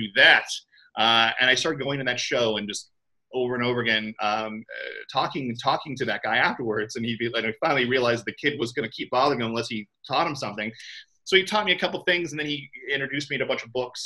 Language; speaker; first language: English; native; English